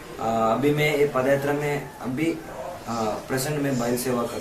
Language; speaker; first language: Hindi; non-native, local second language; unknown